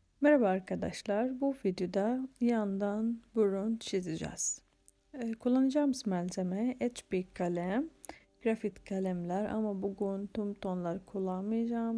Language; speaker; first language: Turkish; non-native, fluent; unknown